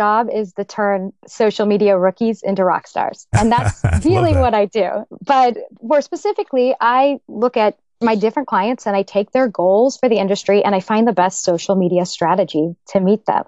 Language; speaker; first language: English; native; English